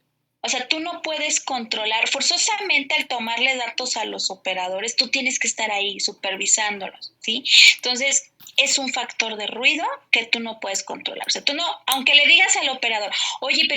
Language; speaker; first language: Spanish; native; Spanish